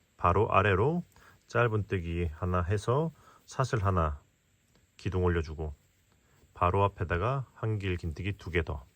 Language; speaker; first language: Korean; native; Korean